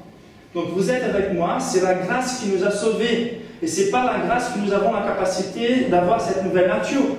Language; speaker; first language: French; non-native, fluent; Portuguese